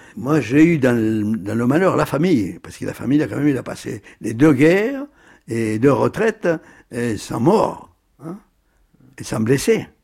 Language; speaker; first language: French; early bilingual, other home language; Spanish